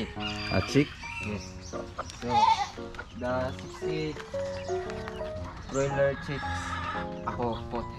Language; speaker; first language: English; non-native, learner; Cebuano